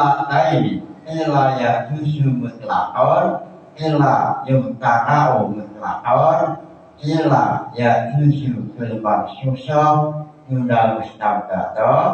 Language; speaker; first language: Arabic; non-native, fluent; Indonesian